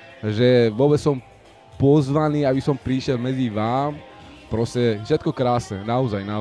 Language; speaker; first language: Slovak; non-native, learner; Persian